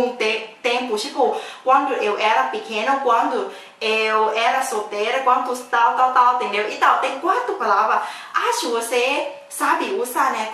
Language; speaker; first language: Portuguese; non-native, fluent; Thai